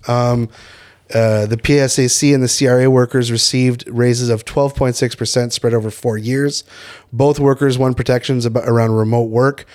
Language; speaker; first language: English; native; English